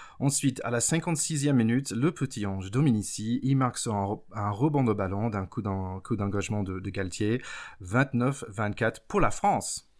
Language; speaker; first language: French; non-native, fluent; English